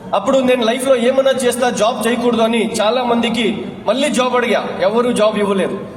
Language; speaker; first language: Telugu; non-native, local second language; Urdu